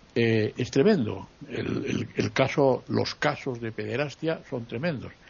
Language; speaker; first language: Spanish; native; Spanish